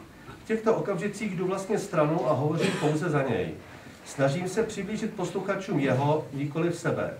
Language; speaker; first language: Czech; native; Czech